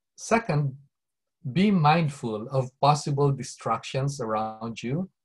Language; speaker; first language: English; non-native, local second language; Bikol